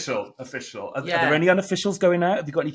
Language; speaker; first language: English; native; English